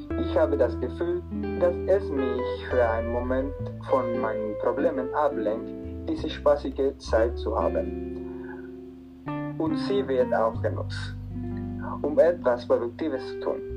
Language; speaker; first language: German; non-native, learner; Spanish